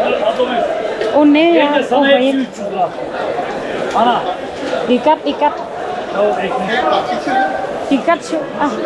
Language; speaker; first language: Turkish; non-native, learner; Indonesian